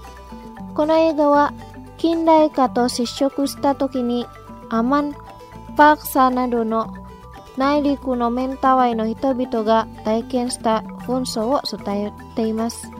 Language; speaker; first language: Japanese; non-native, fluent; Indonesian